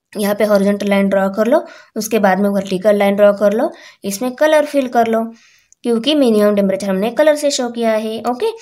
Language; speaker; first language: Hindi; non-native, local second language; Marathi